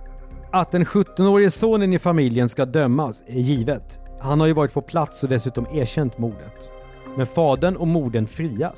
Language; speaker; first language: Swedish; native; Swedish